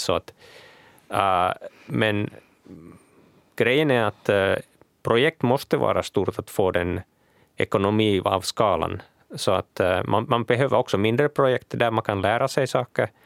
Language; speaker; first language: Swedish; non-native, local second language; Finnish